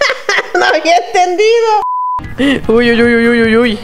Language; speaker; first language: Spanish; native; Spanish